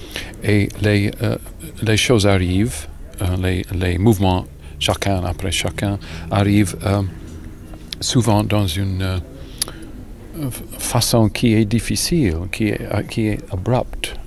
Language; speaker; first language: French; non-native, learner; English